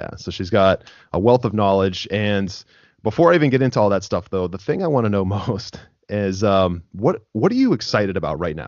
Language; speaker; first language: English; native; English